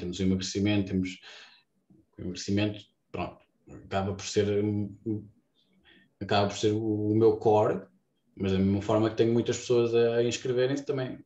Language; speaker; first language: Portuguese; native; Portuguese